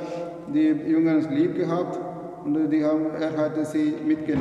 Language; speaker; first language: German; non-native, learner; Malayalam